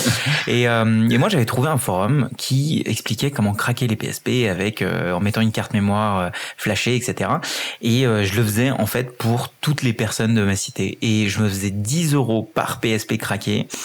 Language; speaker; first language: French; early bilingual, other home language; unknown